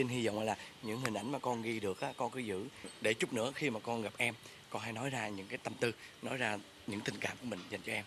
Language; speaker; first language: Vietnamese; native; Vietnamese